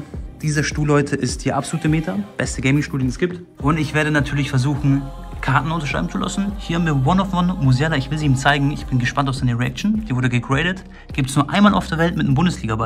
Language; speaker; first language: German; native; German